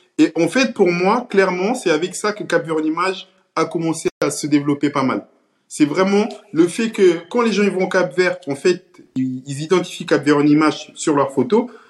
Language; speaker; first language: French; early bilingual, other home language; Kabuverdianu